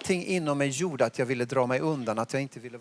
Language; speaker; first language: Swedish; native; Swedish